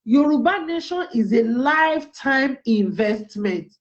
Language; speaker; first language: English; non-native, local second language; Yoruba